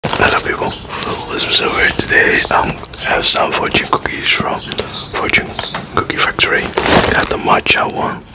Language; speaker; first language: English; non-native, fluent; Dutch